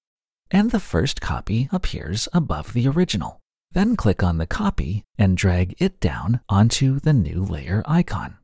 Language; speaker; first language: English; native; English